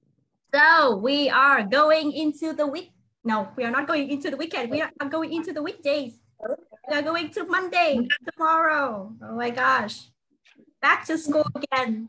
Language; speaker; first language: English; non-native, fluent; Vietnamese